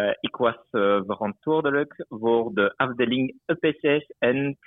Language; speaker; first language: Dutch; non-native, local second language; French